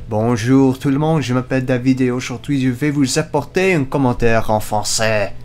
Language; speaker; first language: French; non-native, learner; English